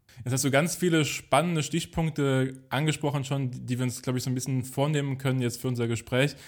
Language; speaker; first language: German; native; German